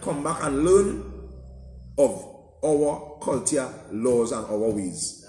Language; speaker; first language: English; native; English